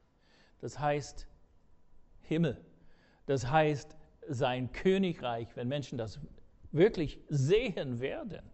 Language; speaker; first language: German; non-native, fluent; English